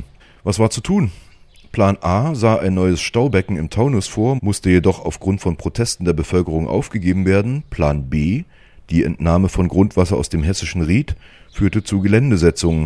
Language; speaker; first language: German; native; German